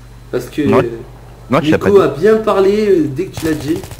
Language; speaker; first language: French; native; French